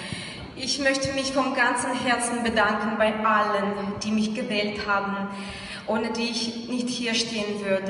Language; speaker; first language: German; non-native, fluent; Russian